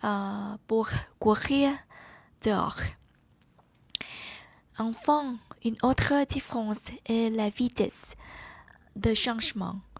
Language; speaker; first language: French; non-native, learner; Vietnamese